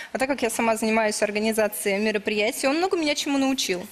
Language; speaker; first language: Russian; native; Russian